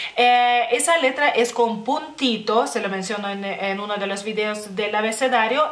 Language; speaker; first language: Spanish; non-native, fluent; Lithuanian